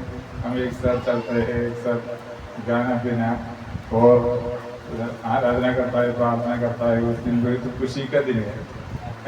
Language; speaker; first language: Hindi; non-native, local second language; Malayalam